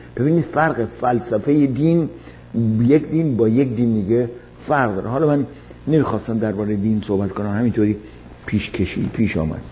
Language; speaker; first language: Persian; native; Persian